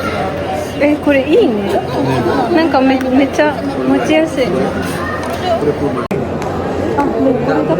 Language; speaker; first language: Japanese; non-native, learner; Filipino